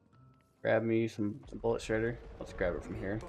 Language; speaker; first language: English; native; English